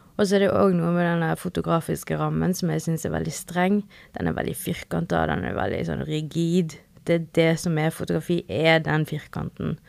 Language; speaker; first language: Norwegian; early bilingual, other home language; Spanish